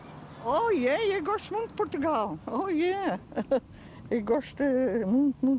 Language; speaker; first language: Portuguese; early bilingual, heritage; Portuguese